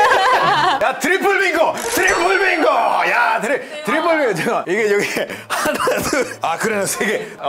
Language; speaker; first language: Korean; non-native, fluent; Spanish